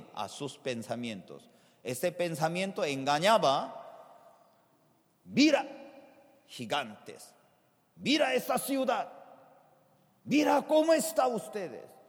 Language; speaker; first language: Spanish; non-native, fluent; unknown